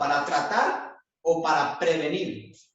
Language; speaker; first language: Spanish; native; Spanish